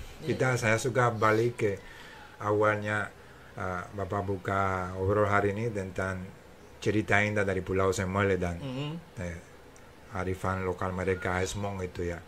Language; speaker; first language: Indonesian; non-native, fluent; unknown